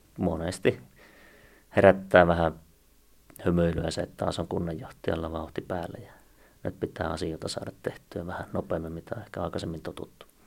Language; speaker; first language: Finnish; native; Finnish